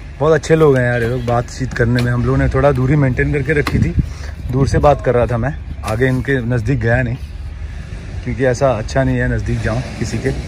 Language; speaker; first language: Hindi; native; Hindi